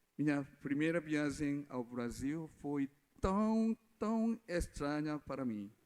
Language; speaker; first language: Portuguese; non-native, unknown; Korean